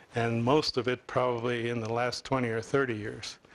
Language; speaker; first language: English; native; English